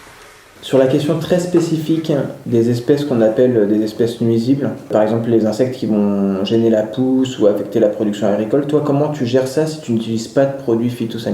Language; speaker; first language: French; native; French